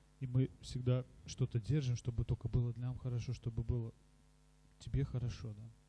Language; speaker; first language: Russian; non-native, local second language; Latvian